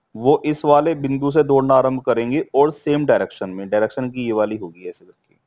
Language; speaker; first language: Hindi; native; Hindi